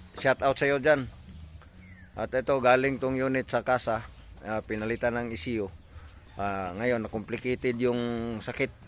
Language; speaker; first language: Filipino; non-native, local second language; Cebuano